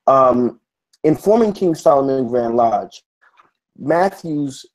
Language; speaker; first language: English; native; English